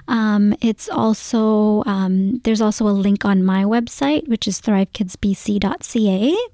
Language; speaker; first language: English; early bilingual, other home language; Gujarati